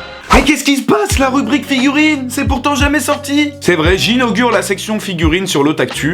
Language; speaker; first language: French; native; French